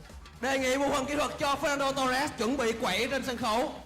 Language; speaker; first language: Vietnamese; native; Vietnamese